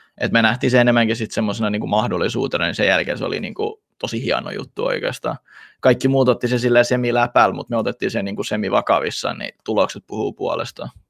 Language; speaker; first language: Finnish; early bilingual, other home language; Russian